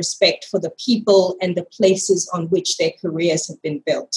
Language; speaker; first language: English; non-native, local second language; Ga